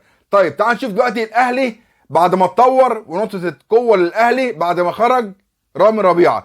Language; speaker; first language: Arabic; native; Arabic